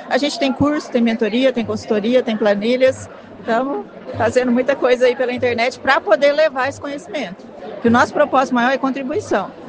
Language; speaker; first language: Portuguese; native; Portuguese